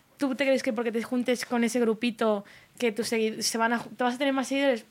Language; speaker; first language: Spanish; native; Spanish